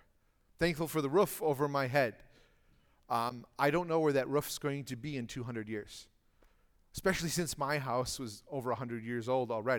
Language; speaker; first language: English; native; English